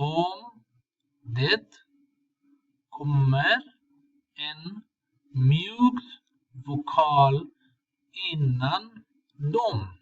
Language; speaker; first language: Swedish; non-native, fluent; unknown